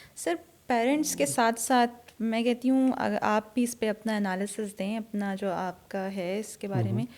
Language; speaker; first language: Urdu; native; Urdu